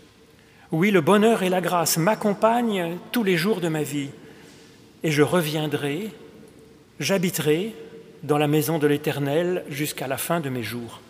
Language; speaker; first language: French; native; French